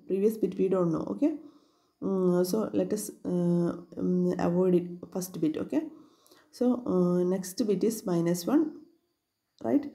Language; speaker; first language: English; non-native, local second language; Malayalam